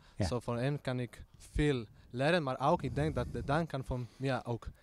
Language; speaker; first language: Dutch; non-native, learner; Polish